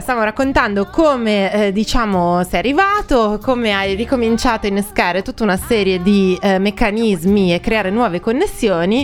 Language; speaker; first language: Italian; native; Italian